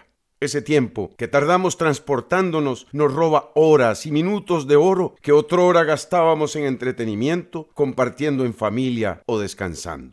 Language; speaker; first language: Spanish; native; Spanish